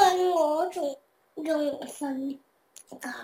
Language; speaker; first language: Chinese; early bilingual, heritage; Cantonese